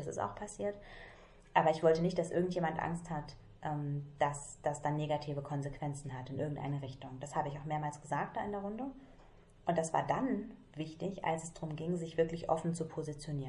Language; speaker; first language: German; native; German